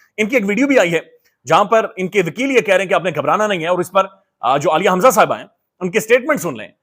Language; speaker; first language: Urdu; native; Urdu